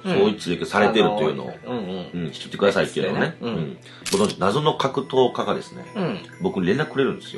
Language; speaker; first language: Japanese; native; Japanese